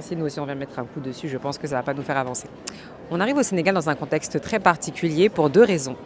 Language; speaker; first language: French; native; French